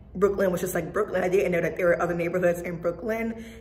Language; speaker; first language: English; native; English